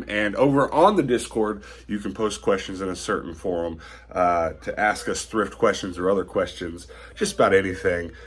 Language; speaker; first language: English; native; English